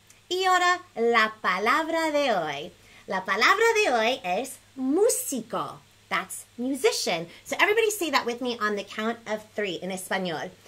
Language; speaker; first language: English; early bilingual, other home language; Spanish